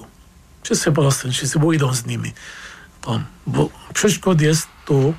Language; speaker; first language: Polish; non-native, fluent; Arabic